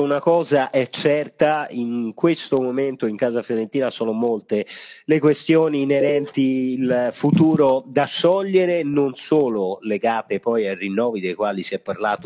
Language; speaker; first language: Italian; native; Italian